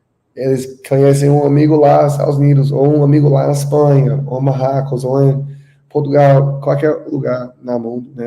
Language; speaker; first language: Portuguese; non-native, learner; English